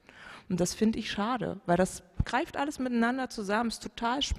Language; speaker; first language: German; native; German